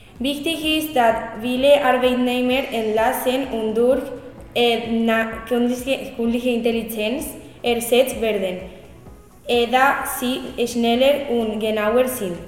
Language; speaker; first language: German; non-native, learner; Spanish